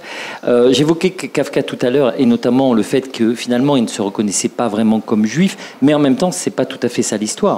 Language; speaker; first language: French; native; French